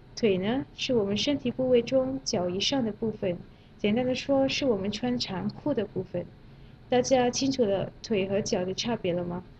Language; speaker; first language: Chinese; non-native, fluent; Malay